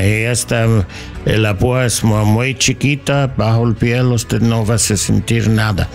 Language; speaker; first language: Spanish; non-native, learner; English